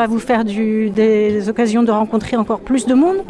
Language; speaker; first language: French; native; French